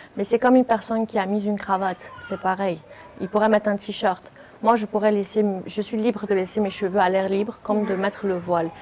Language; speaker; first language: French; native; French